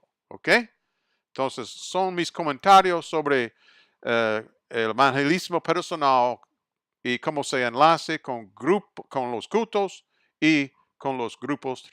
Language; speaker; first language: Spanish; non-native, fluent; English